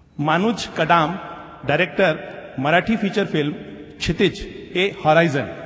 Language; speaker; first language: Hindi; native; Hindi